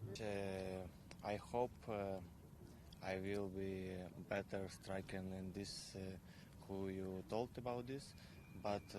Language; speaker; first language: English; non-native, learner; Ukrainian